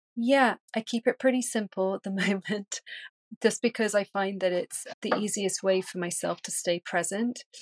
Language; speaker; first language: English; native; English